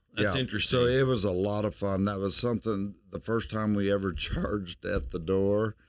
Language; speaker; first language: English; native; English